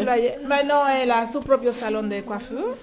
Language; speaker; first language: French; non-native, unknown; Spanish